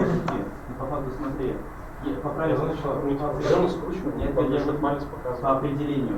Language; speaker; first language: Russian; native; Russian